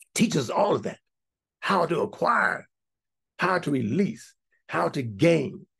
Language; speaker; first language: English; native; English